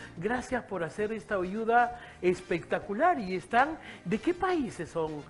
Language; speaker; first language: Spanish; native; Spanish